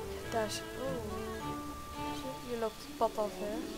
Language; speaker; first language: Dutch; native; Dutch